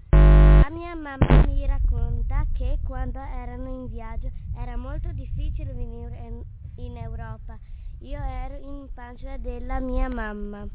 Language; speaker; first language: Italian; early bilingual, other home language; Kurdish